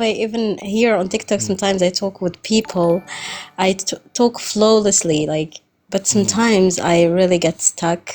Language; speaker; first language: English; non-native, fluent; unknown